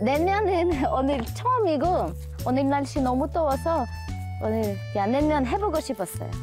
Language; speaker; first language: Korean; non-native, learner; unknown